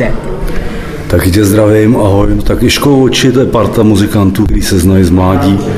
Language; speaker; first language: Czech; native; Czech